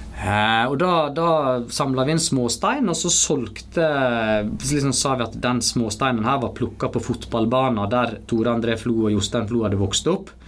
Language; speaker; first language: Norwegian; native; Norwegian